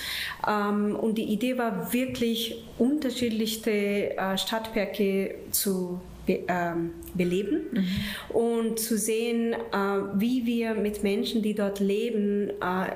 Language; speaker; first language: German; non-native, fluent; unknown